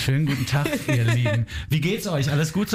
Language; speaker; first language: German; native; German